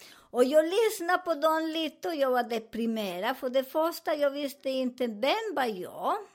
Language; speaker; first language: Swedish; non-native, learner; Spanish